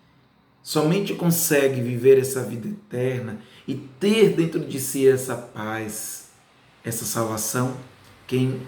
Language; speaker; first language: Portuguese; native; Portuguese